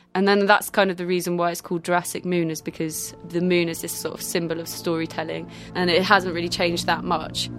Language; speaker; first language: English; native; English